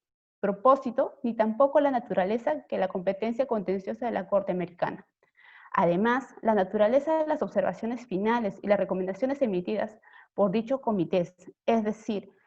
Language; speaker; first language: Spanish; native; Spanish